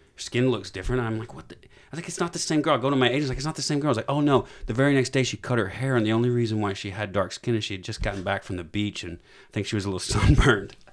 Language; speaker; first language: English; native; English